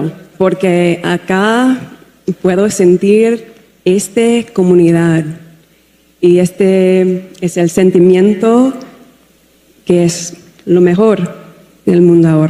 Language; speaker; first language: Spanish; non-native, learner; English